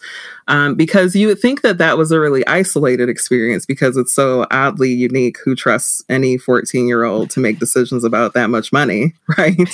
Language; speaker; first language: English; native; English